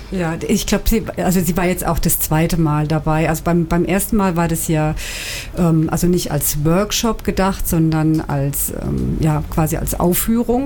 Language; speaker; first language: German; native; German